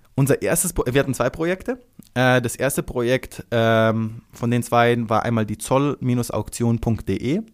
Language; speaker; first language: German; early bilingual, other home language; Croatian